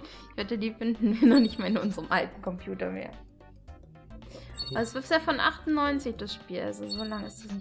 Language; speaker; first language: German; native; German